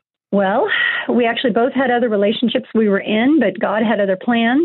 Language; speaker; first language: English; native; English